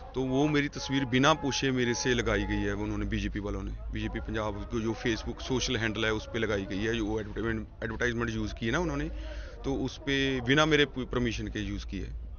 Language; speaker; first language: Hindi; non-native, local second language; Punjabi